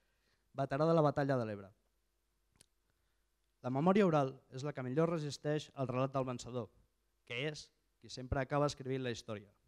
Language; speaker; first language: Catalan; native; Catalan